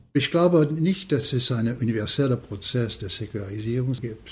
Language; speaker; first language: German; non-native, fluent; English